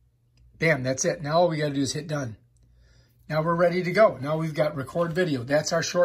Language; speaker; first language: English; native; English